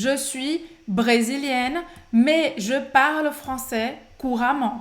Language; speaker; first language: French; non-native, fluent; Portuguese